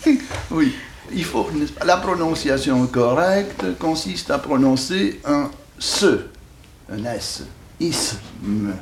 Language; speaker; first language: French; native; French